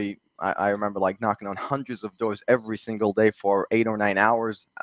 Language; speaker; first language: English; early bilingual, other home language; Arabic